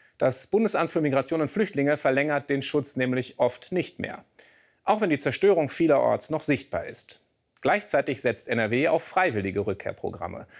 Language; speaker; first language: German; native; German